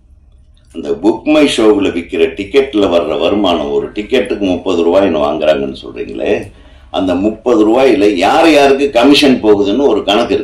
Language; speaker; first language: Tamil; native; Tamil